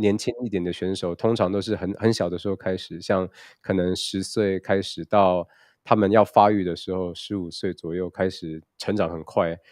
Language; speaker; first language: Chinese; early bilingual, other home language; Indonesian